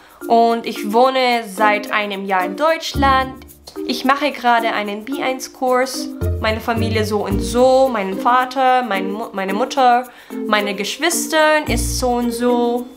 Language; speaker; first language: German; non-native, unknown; Filipino